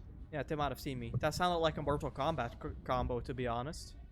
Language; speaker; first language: English; non-native, fluent; Dutch